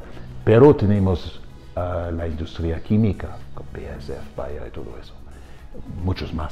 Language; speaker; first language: Spanish; non-native, fluent; German